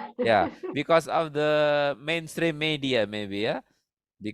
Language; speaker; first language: English; non-native, learner; Indonesian